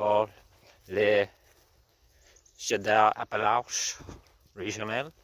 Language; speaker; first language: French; non-native, learner; English